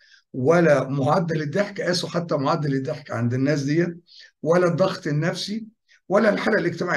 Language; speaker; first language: Arabic; native; Arabic